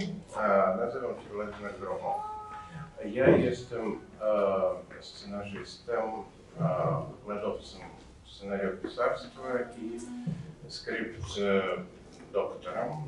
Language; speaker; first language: Polish; non-native, learner; Ukrainian